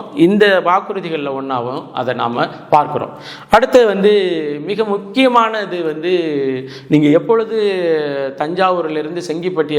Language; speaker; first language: Tamil; native; Tamil